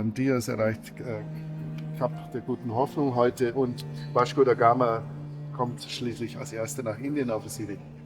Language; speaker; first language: German; native; German